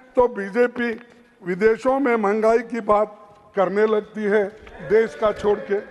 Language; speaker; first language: Hindi; non-native, local second language; Kannada